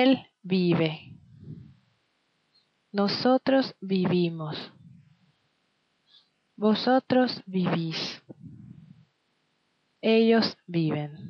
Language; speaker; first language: Spanish; non-native, fluent; Danish